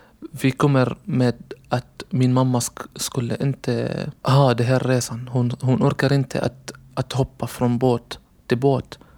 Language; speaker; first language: Swedish; non-native, learner; Arabic